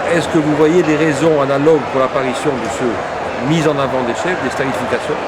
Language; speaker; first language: French; native; French